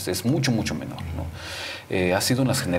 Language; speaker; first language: Spanish; native; Spanish